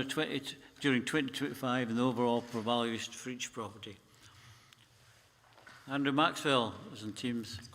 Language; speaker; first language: English; native; English